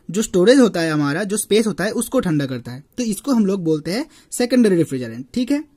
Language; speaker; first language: Hindi; native; Hindi